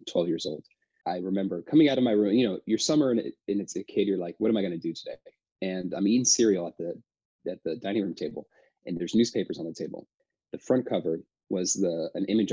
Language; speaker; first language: English; native; English